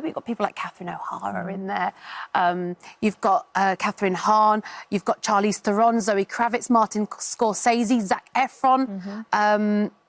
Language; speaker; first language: English; native; English